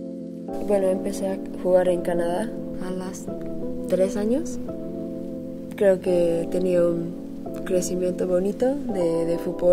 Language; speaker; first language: Spanish; early bilingual, heritage; English